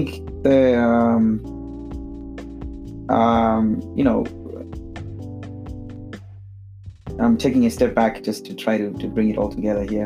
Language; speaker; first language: English; non-native, local second language; Shona